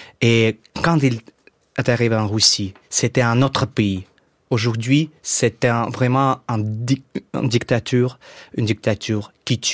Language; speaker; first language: French; non-native, fluent; Russian